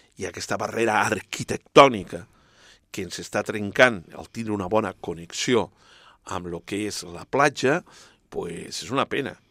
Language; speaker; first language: Catalan; non-native, local second language; Spanish